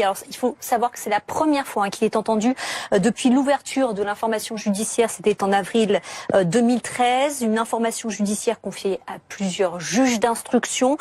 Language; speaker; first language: French; native; French